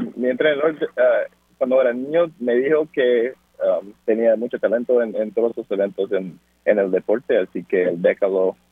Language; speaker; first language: Spanish; early bilingual, other home language; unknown